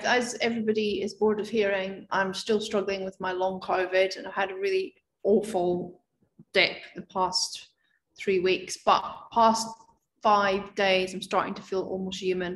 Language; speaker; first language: English; native; English